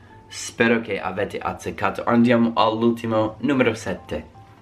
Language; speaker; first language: Italian; non-native, fluent; English